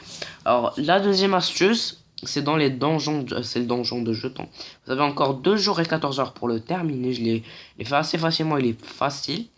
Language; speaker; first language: French; native; French